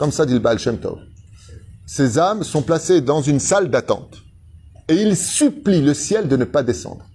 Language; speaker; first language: French; native; French